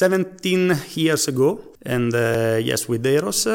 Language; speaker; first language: English; non-native, learner; Italian